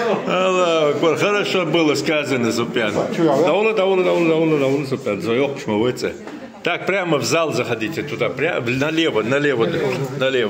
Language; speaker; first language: Russian; non-native, local second language; Chechen